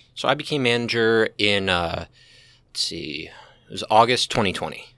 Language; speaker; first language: English; native; English